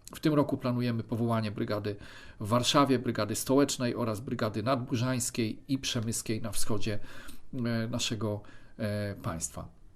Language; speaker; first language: Polish; native; Polish